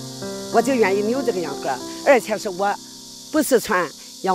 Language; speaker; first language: Chinese; native; Chinese